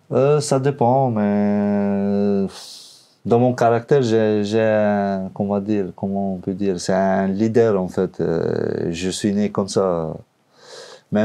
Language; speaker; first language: French; non-native, learner; Albanian